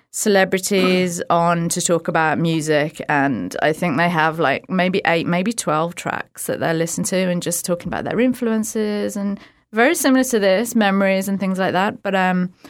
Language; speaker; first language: English; native; English